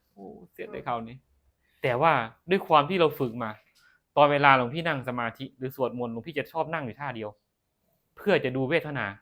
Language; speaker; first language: Thai; non-native, local second language; Northeastern Thai